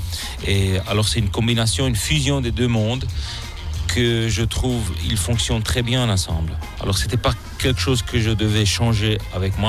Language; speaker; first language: French; non-native, local second language; German